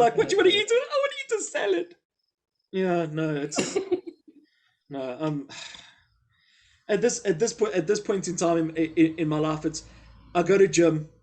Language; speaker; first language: English; native; English